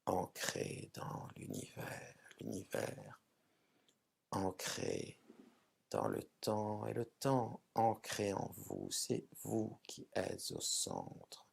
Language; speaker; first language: French; native; French